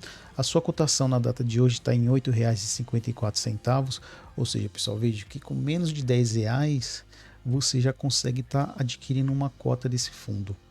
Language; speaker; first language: Portuguese; native; Portuguese